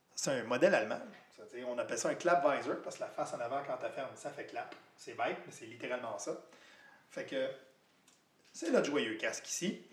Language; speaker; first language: French; native; French